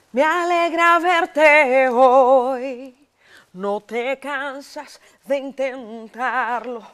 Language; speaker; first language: Spanish; native; Spanish